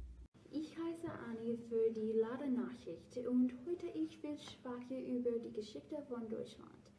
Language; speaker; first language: German; non-native, learner; English